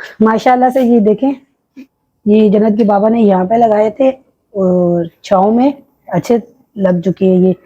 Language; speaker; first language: Urdu; non-native, local second language; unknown